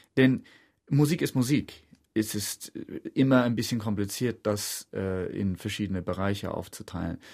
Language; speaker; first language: German; non-native, fluent; English